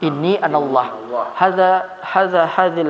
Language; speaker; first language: Arabic; non-native, fluent; Malay